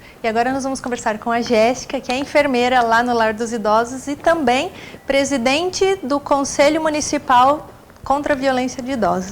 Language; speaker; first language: Portuguese; native; Portuguese